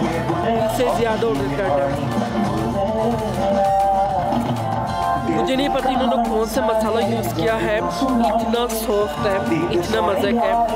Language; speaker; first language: Hindi; non-native, fluent; Turkish